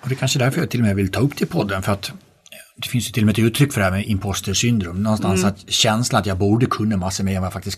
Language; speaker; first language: Swedish; native; Swedish